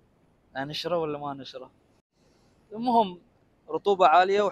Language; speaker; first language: Arabic; native; Arabic